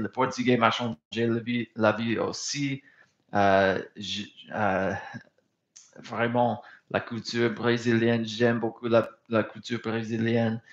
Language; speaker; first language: French; non-native, fluent; English